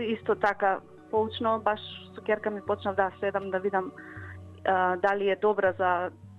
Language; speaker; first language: Macedonian; native; Macedonian